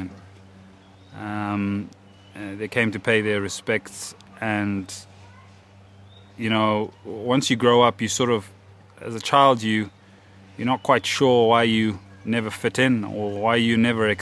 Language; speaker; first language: English; native; English